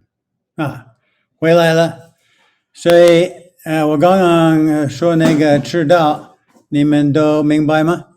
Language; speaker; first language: Chinese; non-native, fluent; English